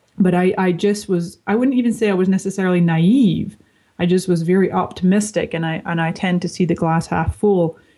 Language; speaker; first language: English; native; English